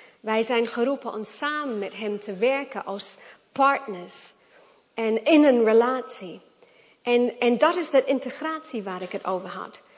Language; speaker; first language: Dutch; non-native, fluent; English